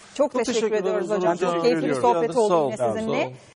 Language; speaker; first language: Turkish; native; Turkish